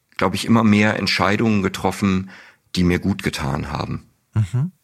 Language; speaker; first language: German; native; German